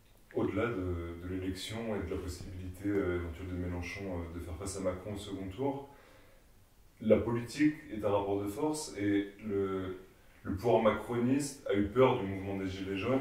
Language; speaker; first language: French; native; French